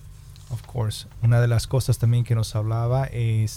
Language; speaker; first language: Spanish; native; Spanish